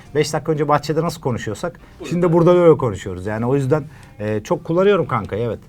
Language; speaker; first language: Turkish; native; Turkish